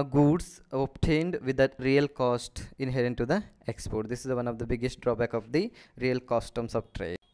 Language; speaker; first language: English; non-native, local second language; Kannada